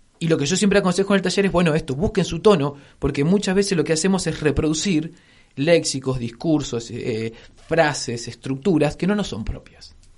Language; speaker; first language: Spanish; native; Spanish